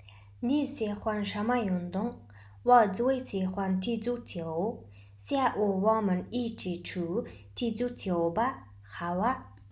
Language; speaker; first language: Chinese; non-native, fluent; Mongolian